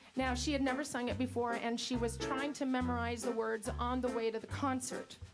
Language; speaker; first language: English; native; English